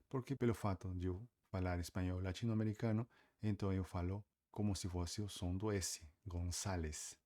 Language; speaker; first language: Portuguese; native; Portuguese